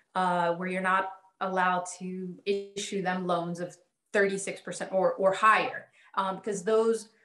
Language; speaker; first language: English; native; English